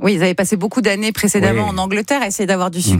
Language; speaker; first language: French; native; French